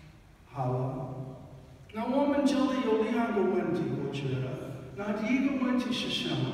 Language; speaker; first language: Chinese; non-native, fluent; English